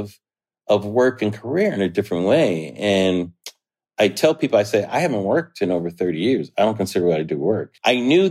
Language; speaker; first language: English; native; English